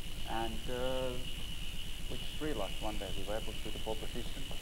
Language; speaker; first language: English; non-native, fluent; Finnish